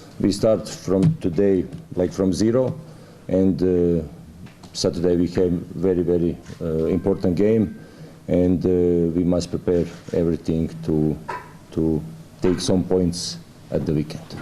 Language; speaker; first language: English; non-native, fluent; Croatian